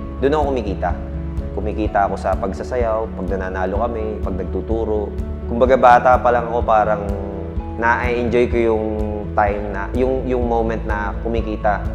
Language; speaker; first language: Filipino; native; Filipino